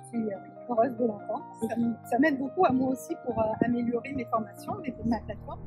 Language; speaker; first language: French; native; French